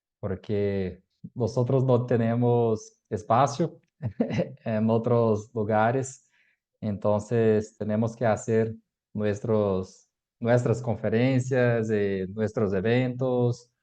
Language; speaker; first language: Spanish; non-native, fluent; Portuguese